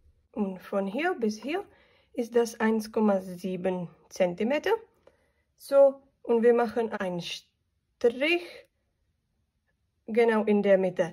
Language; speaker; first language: German; non-native, learner; Czech